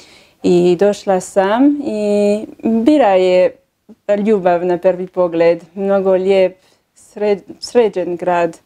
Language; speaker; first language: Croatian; non-native, learner; French